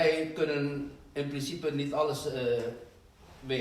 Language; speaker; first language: Dutch; non-native, fluent; Indonesian